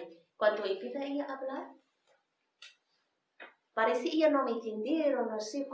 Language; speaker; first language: Spanish; non-native, learner; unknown